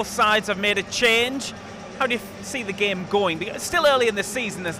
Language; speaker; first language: English; native; English